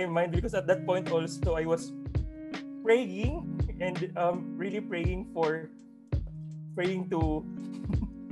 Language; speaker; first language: English; non-native, local second language; Hiligaynon